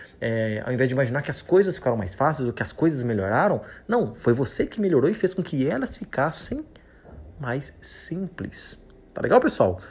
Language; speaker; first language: Portuguese; native; Portuguese